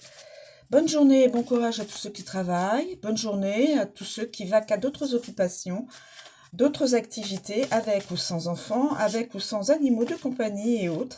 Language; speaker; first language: French; native; French